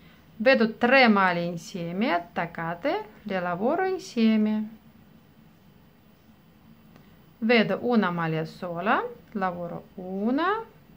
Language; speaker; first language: Italian; non-native, fluent; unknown